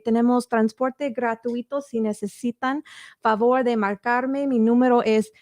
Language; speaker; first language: Spanish; early bilingual, heritage; English